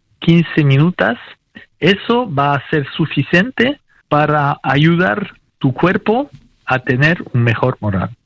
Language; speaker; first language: Spanish; non-native, fluent; French